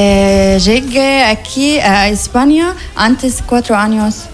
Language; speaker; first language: Spanish; non-native, learner; Arabic